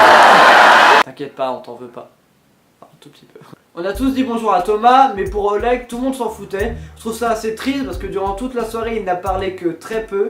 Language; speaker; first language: French; native; French